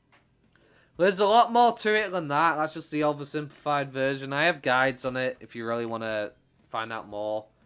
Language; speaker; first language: English; native; English